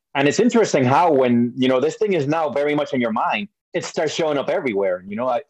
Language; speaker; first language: English; early bilingual, other home language; Spanish